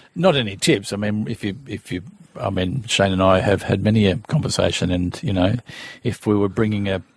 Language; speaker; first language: English; native; English